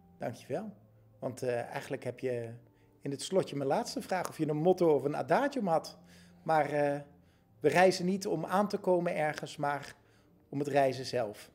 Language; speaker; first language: Dutch; native; Dutch